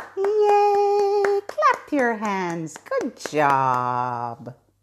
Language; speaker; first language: English; native; English